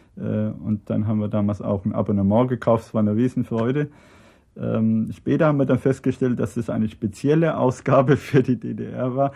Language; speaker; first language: German; native; German